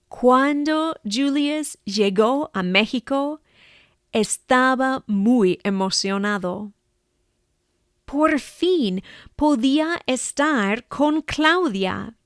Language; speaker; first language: Spanish; non-native, fluent; English